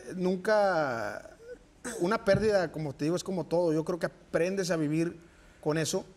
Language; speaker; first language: Spanish; native; Spanish